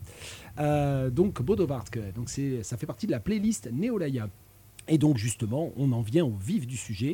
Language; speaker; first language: French; native; French